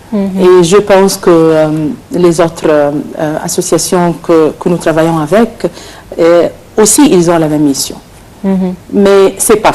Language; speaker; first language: French; non-native, fluent; Arabic